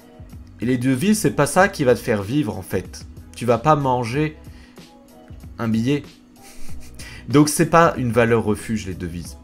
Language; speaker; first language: French; native; French